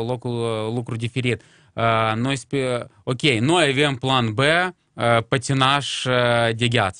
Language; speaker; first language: Romanian; non-native, local second language; Russian